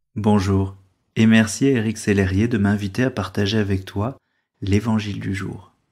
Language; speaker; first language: French; native; French